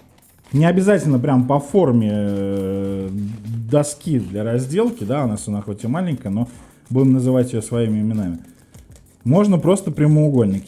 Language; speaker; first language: Russian; native; Russian